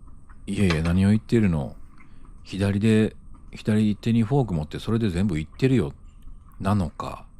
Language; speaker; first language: Japanese; native; Japanese